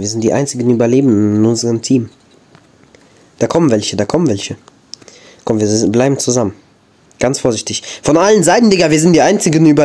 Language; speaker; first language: German; native; German